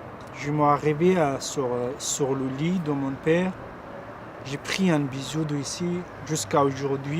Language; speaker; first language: French; non-native, learner; Pashto